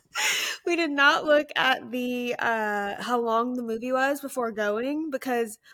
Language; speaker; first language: English; native; English